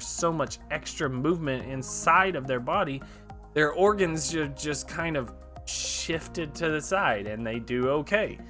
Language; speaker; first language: English; native; English